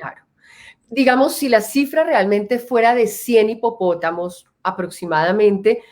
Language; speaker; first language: Spanish; native; Spanish